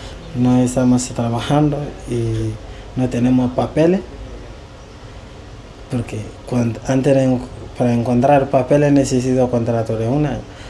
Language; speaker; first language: Spanish; non-native, learner; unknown